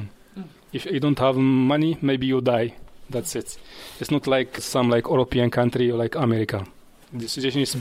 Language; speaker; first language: English; non-native, learner; Arabic